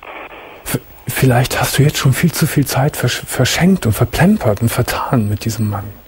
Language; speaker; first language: German; native; German